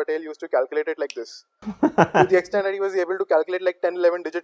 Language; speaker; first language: English; non-native, local second language; Hindi